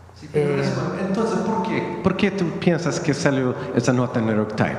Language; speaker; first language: Spanish; non-native, fluent; Swedish